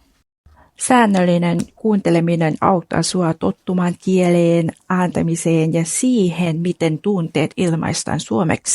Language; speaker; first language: Finnish; non-native, fluent; Vietnamese